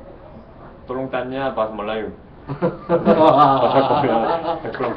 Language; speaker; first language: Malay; non-native, learner; Korean